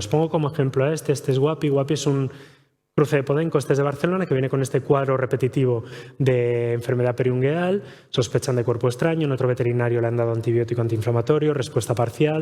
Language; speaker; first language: Spanish; native; Spanish